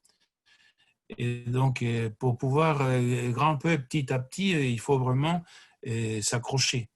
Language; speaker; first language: French; non-native, fluent; Spanish